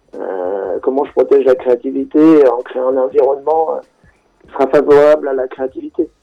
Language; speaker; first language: French; native; French